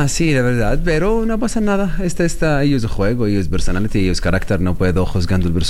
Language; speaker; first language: Spanish; non-native, learner; Arabic